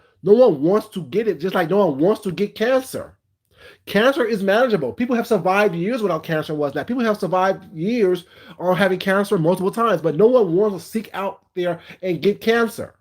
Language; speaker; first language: English; native; English